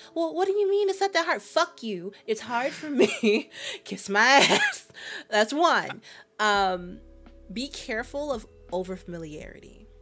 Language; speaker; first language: English; native; English